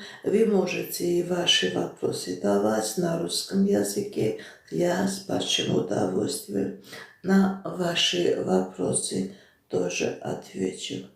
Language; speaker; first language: Russian; non-native, fluent; Armenian